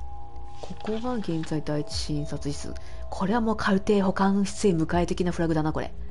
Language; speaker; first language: Japanese; native; Japanese